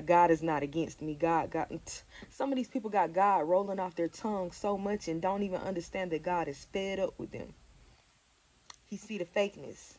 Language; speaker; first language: English; native; English